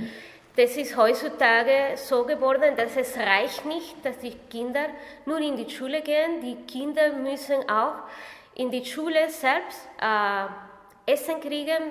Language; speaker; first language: German; non-native, fluent; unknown